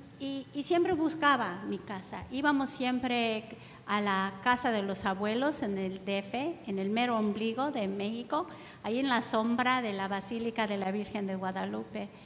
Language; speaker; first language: Spanish; early bilingual, heritage; Spanish